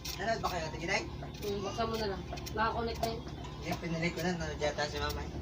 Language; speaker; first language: Filipino; native; Filipino